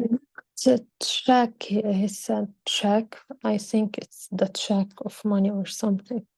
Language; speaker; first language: English; non-native, learner; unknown